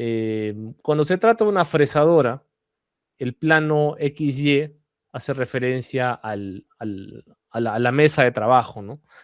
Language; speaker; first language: Spanish; native; Spanish